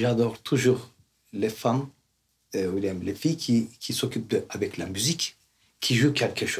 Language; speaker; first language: French; non-native, fluent; Turkish